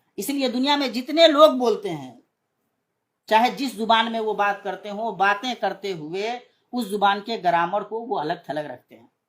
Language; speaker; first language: Urdu; native; Urdu